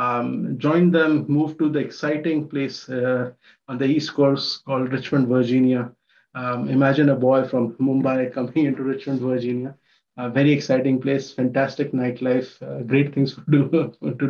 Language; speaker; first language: English; non-native, local second language; Hindi